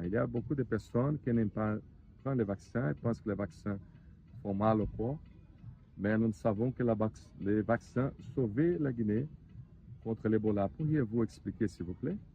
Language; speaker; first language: French; non-native, learner; Portuguese